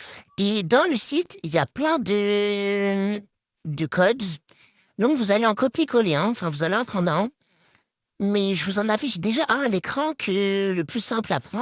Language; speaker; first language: French; native; French